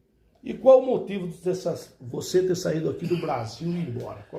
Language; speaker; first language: Portuguese; native; Portuguese